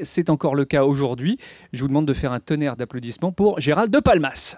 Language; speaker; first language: French; native; French